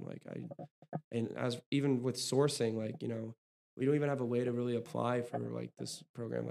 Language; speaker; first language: English; native; English